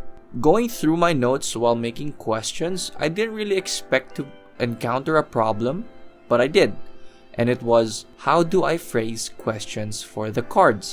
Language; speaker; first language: English; non-native, local second language; Filipino